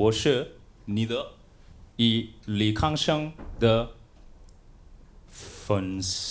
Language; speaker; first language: Chinese; non-native, learner; Korean